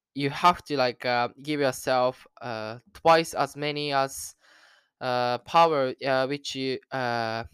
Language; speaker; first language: English; non-native, learner; Japanese